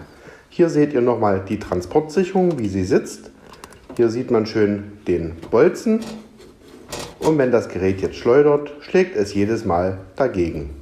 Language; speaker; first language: German; native; German